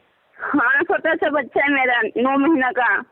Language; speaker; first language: Hindi; non-native, local second language; Bangla